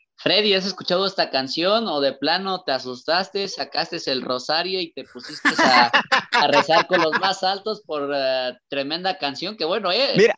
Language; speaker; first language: Spanish; native; Spanish